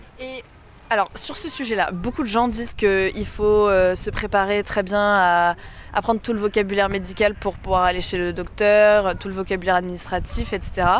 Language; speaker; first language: French; native; French